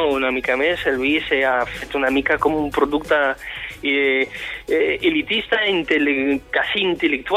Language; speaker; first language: Catalan; non-native, fluent; French